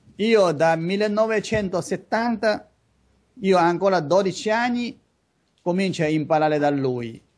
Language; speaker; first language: Italian; non-native, learner; Chinese